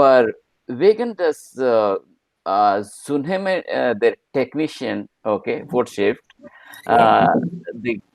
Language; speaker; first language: German; non-native, learner; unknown